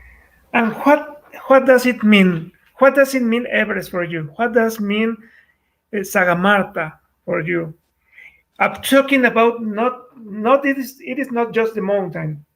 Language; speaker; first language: English; non-native, fluent; Spanish